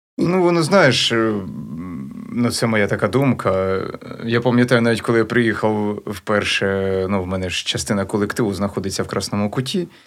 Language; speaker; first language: Ukrainian; native; Ukrainian